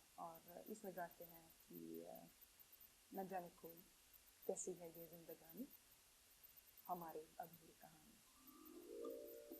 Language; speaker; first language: Hindi; non-native, fluent; Finnish